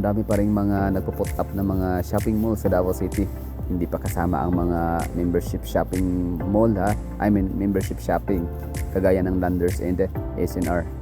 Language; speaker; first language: Filipino; non-native, local second language; Cebuano